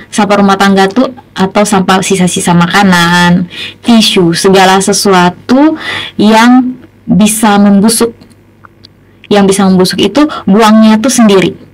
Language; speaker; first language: Indonesian; native; Indonesian